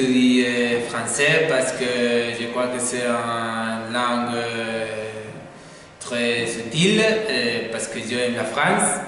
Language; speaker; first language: French; non-native, learner; Spanish